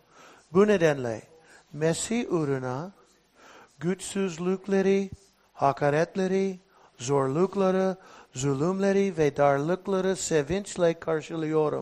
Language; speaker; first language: Turkish; non-native, fluent; English